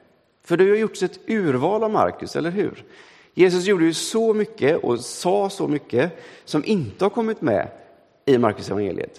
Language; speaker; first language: Swedish; native; Swedish